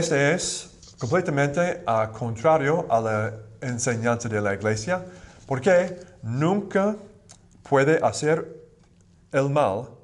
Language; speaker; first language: Spanish; non-native, fluent; English